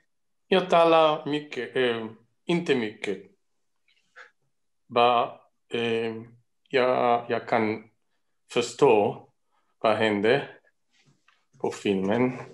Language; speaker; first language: Swedish; non-native, learner; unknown